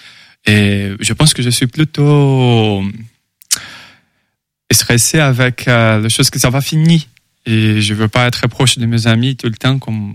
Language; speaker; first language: French; non-native, fluent; Portuguese